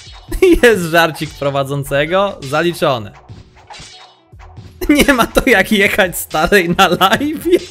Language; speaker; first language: Polish; native; Polish